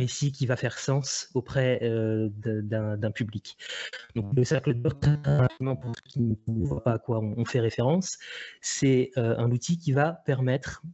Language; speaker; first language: French; native; French